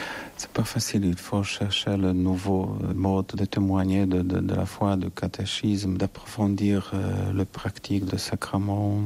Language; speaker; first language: French; non-native, learner; Polish